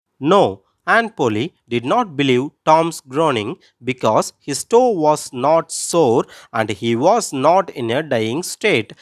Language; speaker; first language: English; non-native, local second language; Tamil